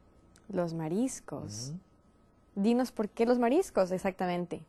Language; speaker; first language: Spanish; native; Spanish